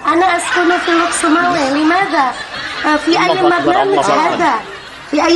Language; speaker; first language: Arabic; non-native, learner; Indonesian